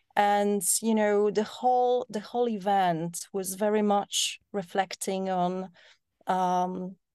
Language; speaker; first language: English; non-native, fluent; Polish